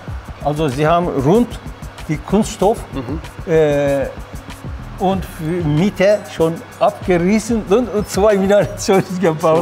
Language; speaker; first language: German; non-native, learner; Turkish